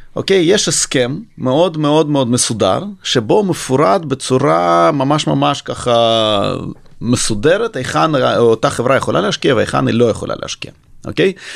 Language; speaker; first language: Hebrew; early bilingual, other home language; Russian